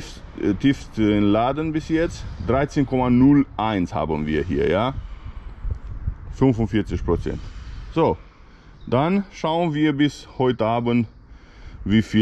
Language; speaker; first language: German; non-native, fluent; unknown